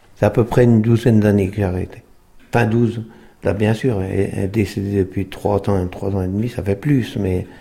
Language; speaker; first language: French; native; French